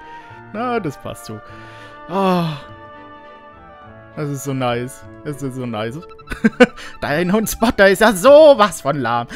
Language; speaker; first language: German; native; German